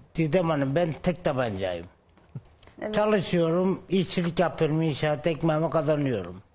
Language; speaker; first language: Turkish; native; Turkish